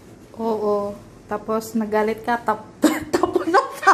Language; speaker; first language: Filipino; non-native, learner; Indonesian